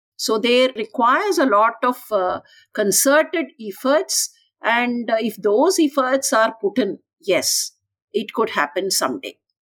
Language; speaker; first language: English; non-native, local second language; Tamil